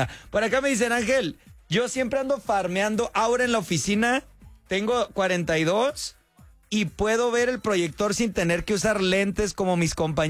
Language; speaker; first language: Spanish; native; Spanish